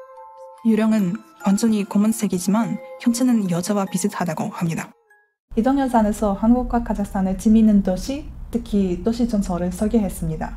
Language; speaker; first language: Korean; non-native, fluent; Kazakh